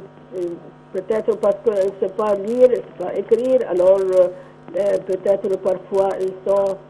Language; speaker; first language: French; non-native, local second language; Arabic